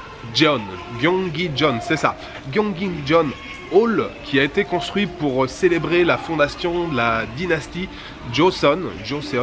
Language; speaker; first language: French; native; French